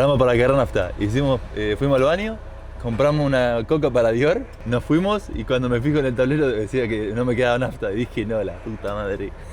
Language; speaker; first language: Spanish; native; Spanish